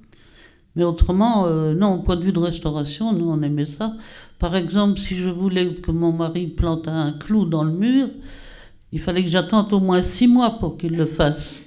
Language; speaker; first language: French; native; French